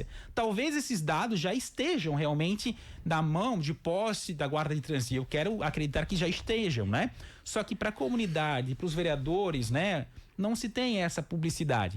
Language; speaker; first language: Portuguese; native; Portuguese